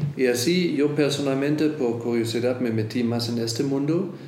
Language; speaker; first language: Spanish; non-native, fluent; German